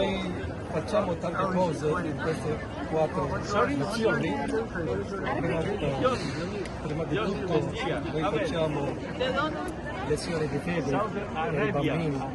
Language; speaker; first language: Italian; non-native, learner; Konkani